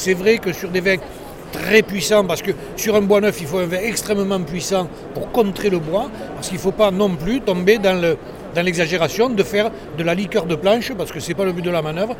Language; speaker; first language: French; native; French